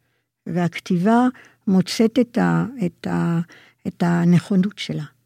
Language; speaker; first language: Hebrew; non-native, fluent; French